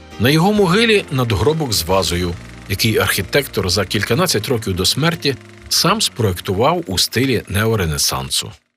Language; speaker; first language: Ukrainian; native; Ukrainian